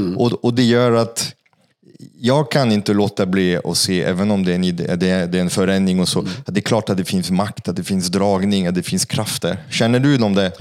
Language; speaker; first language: Swedish; non-native, fluent; French